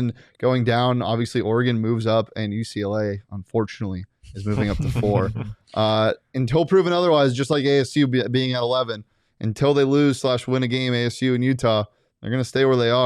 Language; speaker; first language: English; native; English